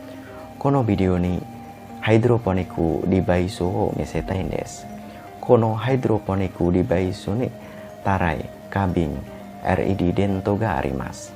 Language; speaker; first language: Japanese; non-native, learner; Indonesian